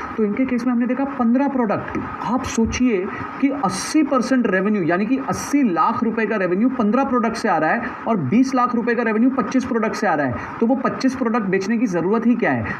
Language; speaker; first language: Hindi; native; Hindi